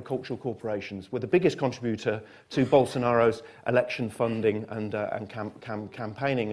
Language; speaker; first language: English; native; English